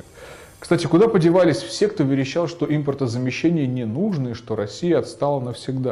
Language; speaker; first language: Russian; native; Russian